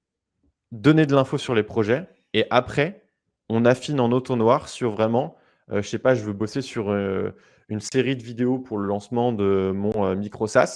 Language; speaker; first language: French; native; French